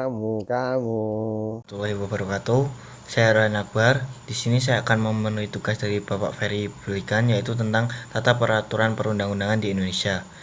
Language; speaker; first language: Indonesian; native; Indonesian